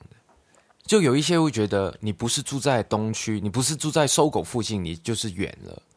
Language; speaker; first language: Chinese; non-native, local second language; Cantonese